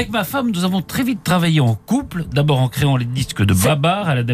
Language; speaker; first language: French; native; French